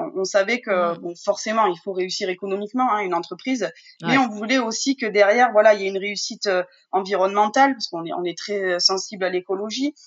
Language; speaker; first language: French; native; French